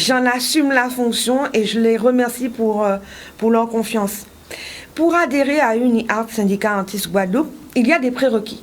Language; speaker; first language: French; native; French